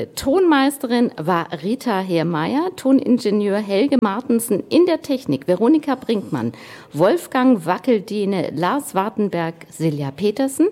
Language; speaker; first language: German; native; German